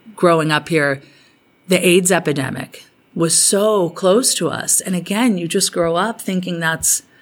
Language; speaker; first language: English; native; English